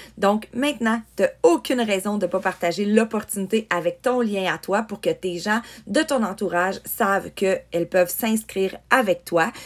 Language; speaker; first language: French; native; French